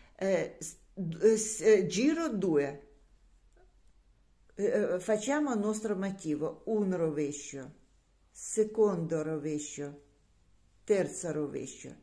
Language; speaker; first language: Italian; non-native, learner; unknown